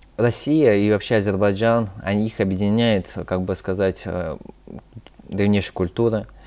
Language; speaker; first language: Russian; early bilingual, other home language; Azerbaijani